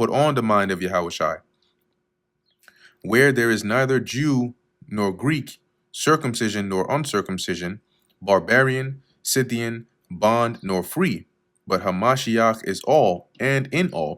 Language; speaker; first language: English; native; English